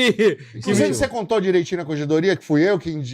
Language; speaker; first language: Portuguese; native; Portuguese